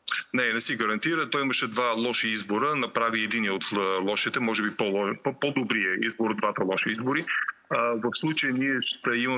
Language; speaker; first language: Bulgarian; native; Bulgarian